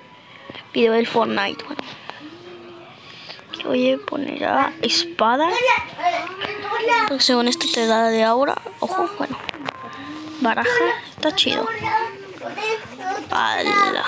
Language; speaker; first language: Spanish; native; Spanish